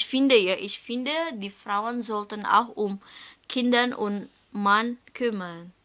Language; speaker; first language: German; non-native, learner; Indonesian